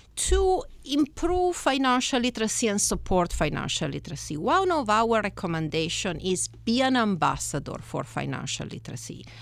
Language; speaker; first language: English; non-native, fluent; Italian